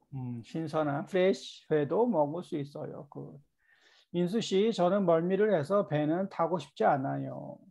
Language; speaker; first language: Korean; native; Korean